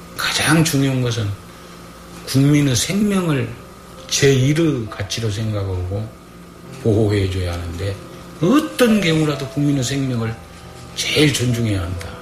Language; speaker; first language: Korean; native; Korean